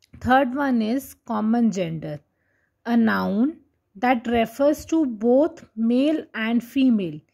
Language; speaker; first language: English; non-native, local second language; Hindi